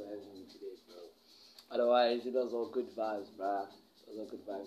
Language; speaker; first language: English; non-native, local second language; Xhosa